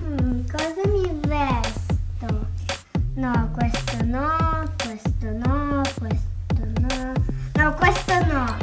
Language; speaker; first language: Italian; early bilingual, other home language; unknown